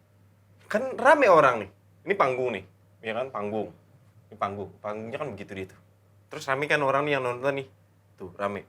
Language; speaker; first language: Indonesian; native; Indonesian